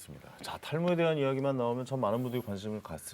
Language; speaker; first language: Korean; native; Korean